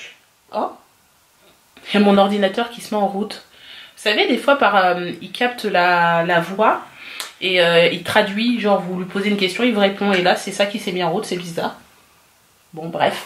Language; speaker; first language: French; native; French